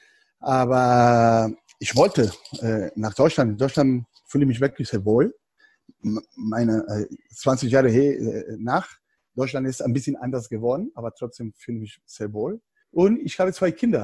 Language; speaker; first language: German; non-native, fluent; Spanish